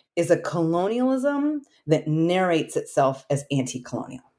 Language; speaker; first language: English; native; English